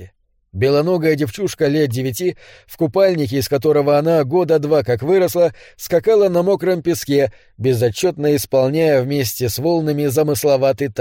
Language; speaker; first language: Russian; native; Russian